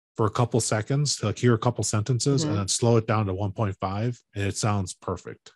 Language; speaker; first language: English; native; English